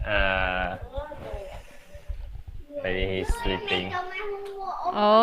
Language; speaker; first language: English; non-native, learner; Vietnamese